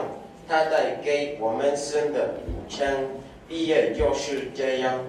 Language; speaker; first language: Chinese; non-native, learner; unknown